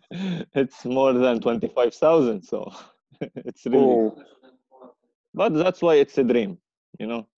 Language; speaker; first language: English; non-native, fluent; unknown